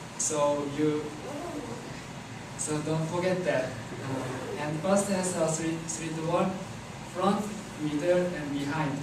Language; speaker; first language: English; non-native, learner; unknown